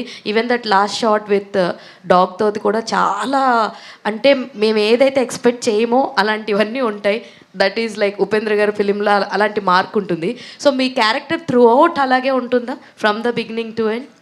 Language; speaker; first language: Telugu; native; Telugu